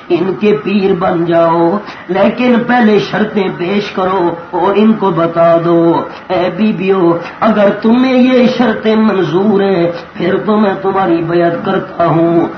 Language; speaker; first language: Urdu; non-native, local second language; Pashto